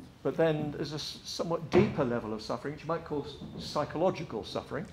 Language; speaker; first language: English; native; English